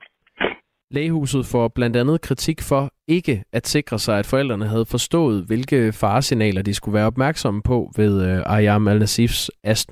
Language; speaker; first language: Danish; native; Danish